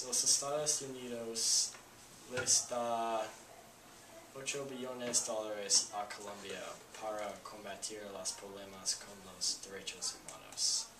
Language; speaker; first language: Spanish; non-native, learner; English